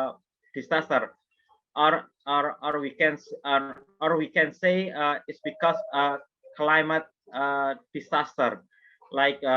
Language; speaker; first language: English; non-native, fluent; Indonesian